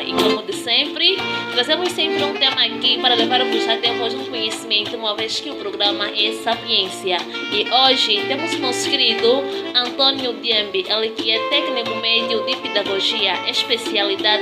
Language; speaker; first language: Portuguese; native; Portuguese